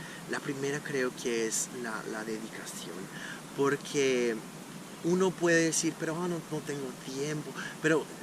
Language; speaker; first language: Spanish; non-native, fluent; Portuguese